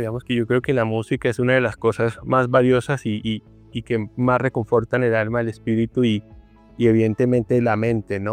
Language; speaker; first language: Spanish; native; Spanish